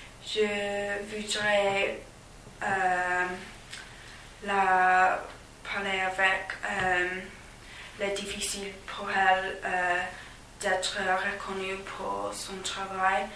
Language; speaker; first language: French; non-native, fluent; English